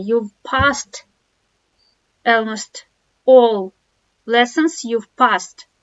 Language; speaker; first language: English; non-native, fluent; Russian